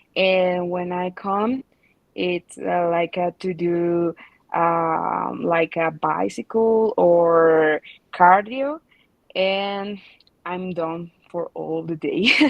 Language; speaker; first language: English; non-native, learner; Spanish